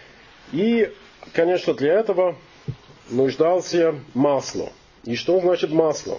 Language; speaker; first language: Russian; non-native, fluent; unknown